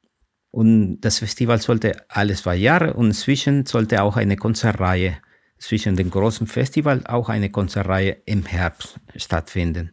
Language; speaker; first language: German; non-native, fluent; Spanish